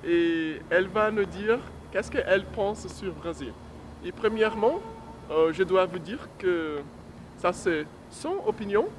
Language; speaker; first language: French; non-native, fluent; Portuguese